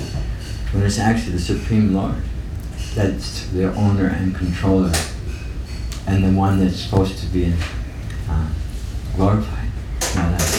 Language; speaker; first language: English; native; English